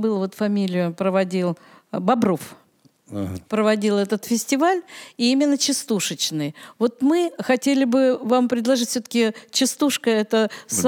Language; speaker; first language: Russian; native; Russian